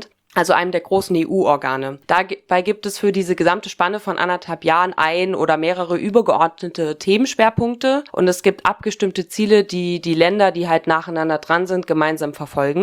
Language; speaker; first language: German; native; German